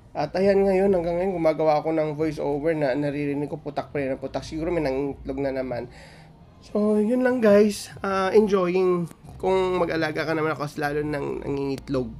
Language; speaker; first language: Filipino; non-native, local second language; Hiligaynon